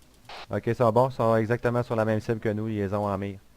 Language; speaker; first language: French; native; French